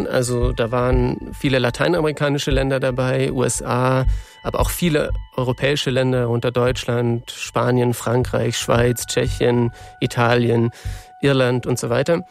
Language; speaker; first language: German; native; German